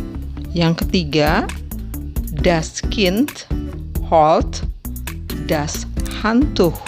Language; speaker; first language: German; non-native, fluent; Indonesian